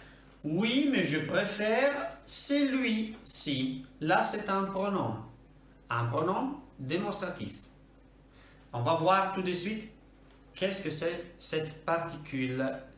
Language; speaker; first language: French; non-native, fluent; Italian